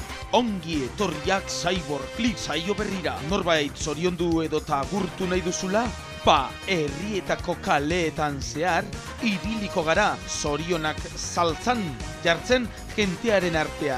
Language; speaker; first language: Basque; native; Basque